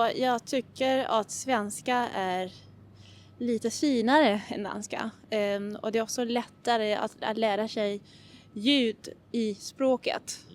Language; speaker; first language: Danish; non-native, fluent; Italian